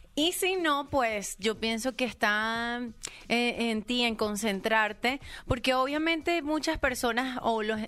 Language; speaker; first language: Spanish; native; Spanish